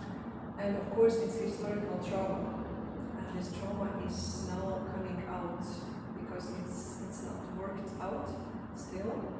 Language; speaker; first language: English; non-native, fluent; Latvian